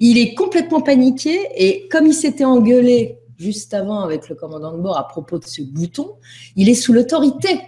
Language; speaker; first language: French; native; French